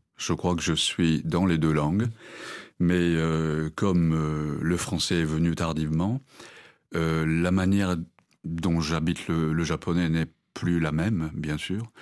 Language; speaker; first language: French; non-native, fluent; Japanese